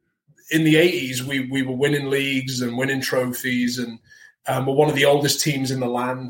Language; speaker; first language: English; native; English